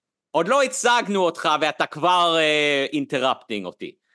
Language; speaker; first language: Hebrew; non-native, fluent; English